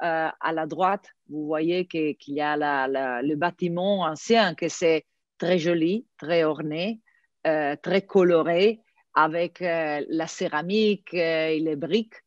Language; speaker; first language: French; non-native, fluent; Italian